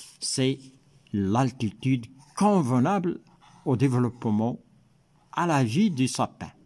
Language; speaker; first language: French; non-native, local second language; Arabic